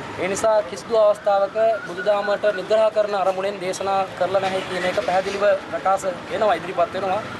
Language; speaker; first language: Sinhala; non-native, local second language; Tamil